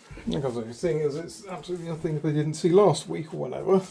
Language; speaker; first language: English; native; English